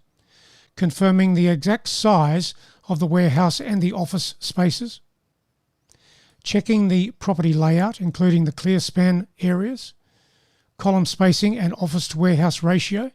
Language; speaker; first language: English; native; English